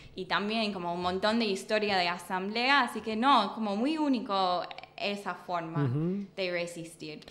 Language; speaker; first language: Spanish; non-native, fluent; English